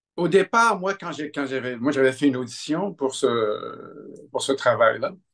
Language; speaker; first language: French; native; French